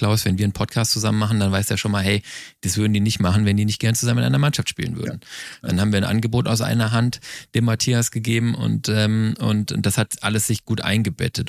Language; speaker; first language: German; native; German